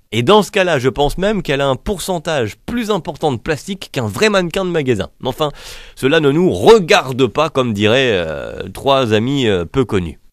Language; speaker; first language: French; native; French